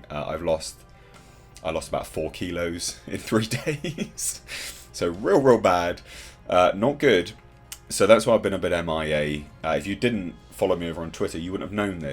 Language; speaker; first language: English; native; English